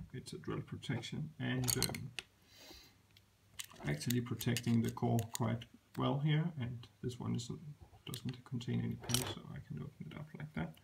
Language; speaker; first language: English; non-native, fluent; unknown